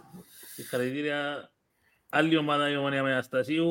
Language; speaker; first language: Greek; native; Greek